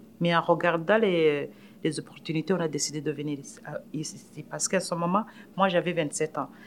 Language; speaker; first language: French; non-native, local second language; Rundi